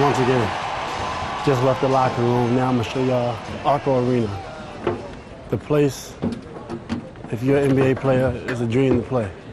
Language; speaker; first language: English; native; English